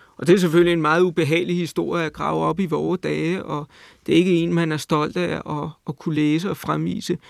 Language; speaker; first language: Danish; native; Danish